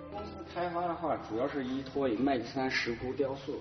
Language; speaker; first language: Chinese; native; Chinese